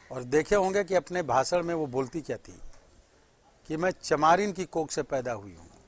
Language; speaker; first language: Hindi; native; Hindi